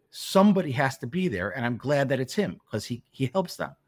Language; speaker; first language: English; native; English